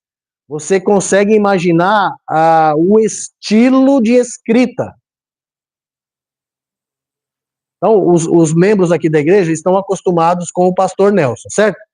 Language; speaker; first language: Portuguese; native; Portuguese